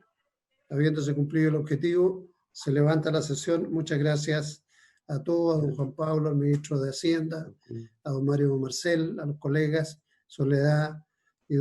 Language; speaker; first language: Spanish; native; Spanish